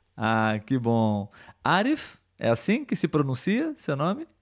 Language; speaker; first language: Portuguese; native; Portuguese